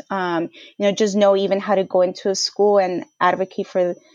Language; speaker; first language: English; native; English